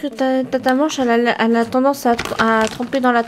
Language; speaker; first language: French; native; French